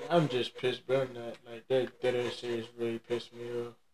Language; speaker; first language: English; native; English